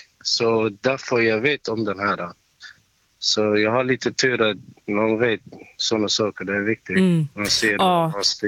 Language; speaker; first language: Swedish; non-native, learner; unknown